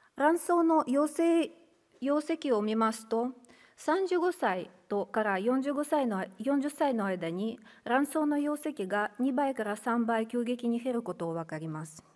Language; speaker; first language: Japanese; non-native, fluent; Russian